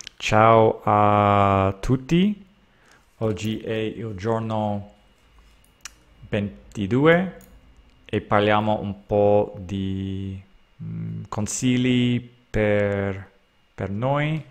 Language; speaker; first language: Italian; non-native, learner; English